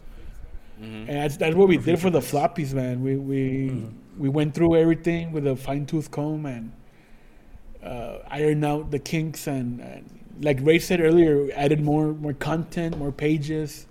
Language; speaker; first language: English; early bilingual, other home language; Spanish